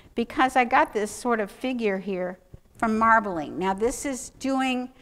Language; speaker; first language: English; native; English